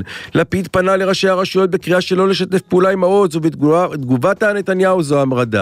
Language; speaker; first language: Hebrew; native; Hebrew